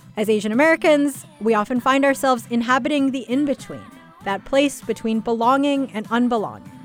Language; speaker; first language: English; native; English